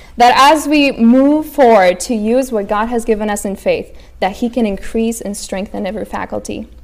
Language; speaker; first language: English; early bilingual, other home language; Spanish